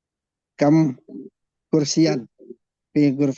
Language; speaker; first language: Arabic; non-native, learner; Indonesian